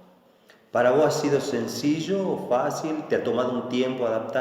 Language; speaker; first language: Spanish; native; Spanish